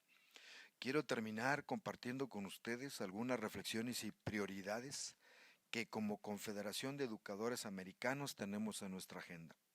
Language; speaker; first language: Spanish; native; Spanish